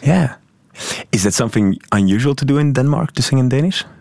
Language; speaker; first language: English; non-native, fluent; Dutch